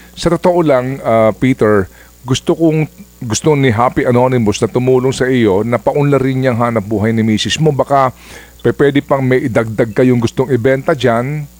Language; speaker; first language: Filipino; non-native, local second language; Waray